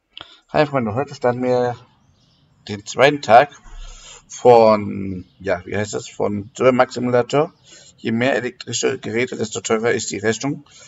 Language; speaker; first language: German; native; German